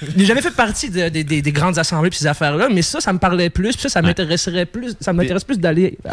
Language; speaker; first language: French; native; French